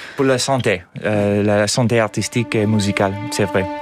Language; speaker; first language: French; non-native, learner; English